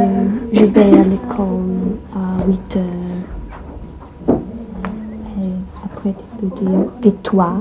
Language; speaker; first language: French; non-native, learner; English